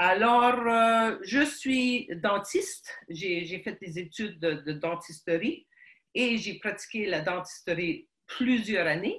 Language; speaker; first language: French; early bilingual, other home language; Ukrainian